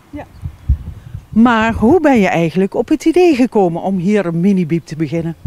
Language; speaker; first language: Dutch; native; Dutch